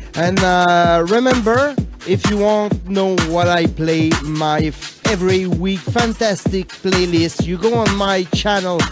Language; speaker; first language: English; non-native, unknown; French